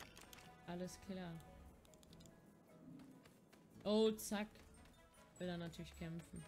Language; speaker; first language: German; native; German